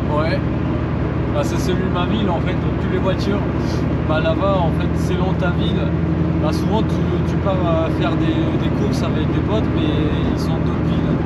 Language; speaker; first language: French; non-native, fluent; Spanish